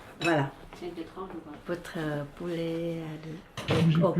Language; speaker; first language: French; early bilingual, other home language; Vietnamese